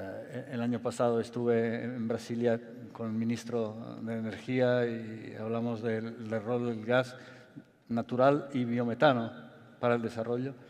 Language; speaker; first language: Spanish; non-native, fluent; Italian